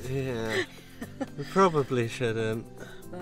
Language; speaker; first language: English; native; English